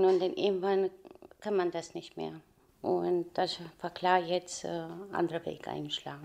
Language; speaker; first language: German; non-native, fluent; Romanian